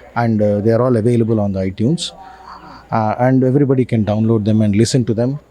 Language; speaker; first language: English; non-native, local second language; Telugu